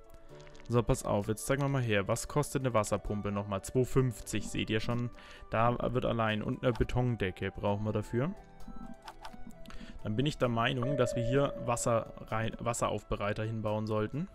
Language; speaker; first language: German; native; German